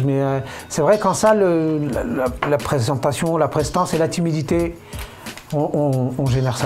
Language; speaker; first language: French; native; French